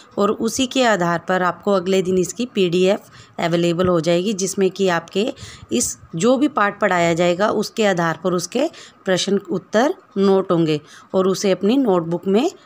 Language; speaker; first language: Hindi; native; Hindi